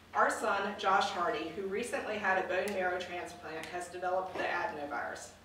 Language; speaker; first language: English; native; English